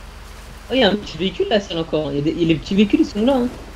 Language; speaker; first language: French; native; French